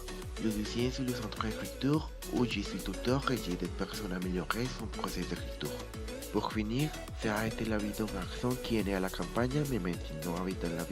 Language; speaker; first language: French; non-native, learner; Spanish